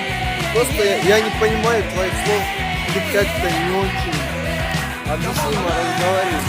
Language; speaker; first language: Russian; non-native, local second language; Kazakh